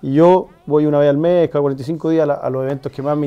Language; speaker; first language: Spanish; native; Spanish